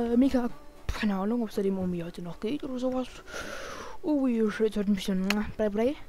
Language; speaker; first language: German; native; German